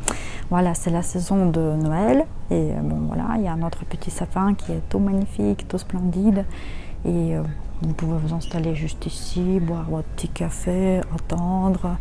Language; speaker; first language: French; non-native, fluent; Russian